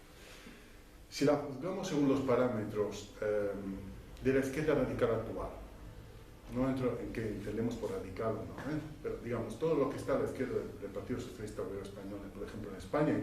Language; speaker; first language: Spanish; non-native, fluent; Italian